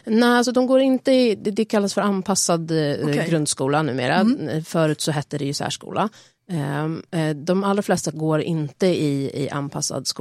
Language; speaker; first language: Swedish; native; Swedish